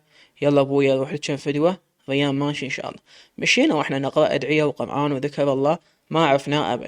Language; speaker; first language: Arabic; native; Arabic